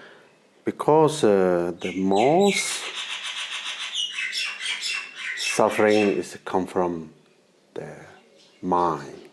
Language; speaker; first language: English; non-native, learner; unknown